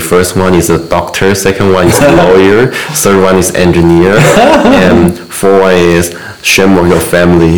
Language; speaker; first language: English; non-native, learner; Chinese